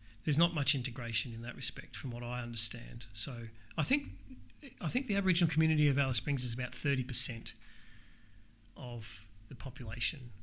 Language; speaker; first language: English; native; English